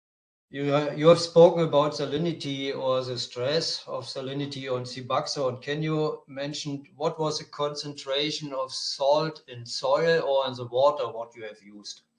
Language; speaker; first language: English; non-native, fluent; German